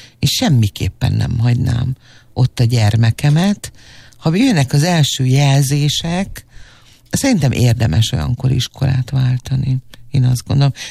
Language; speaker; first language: Hungarian; native; Hungarian